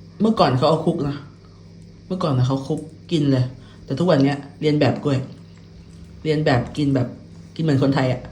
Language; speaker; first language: Thai; native; Thai